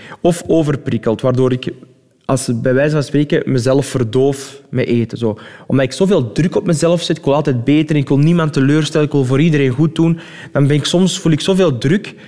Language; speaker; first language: Dutch; early bilingual, other home language; Arabic